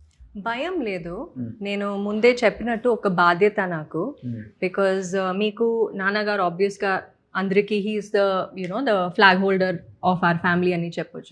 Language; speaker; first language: Telugu; non-native, local second language; Tamil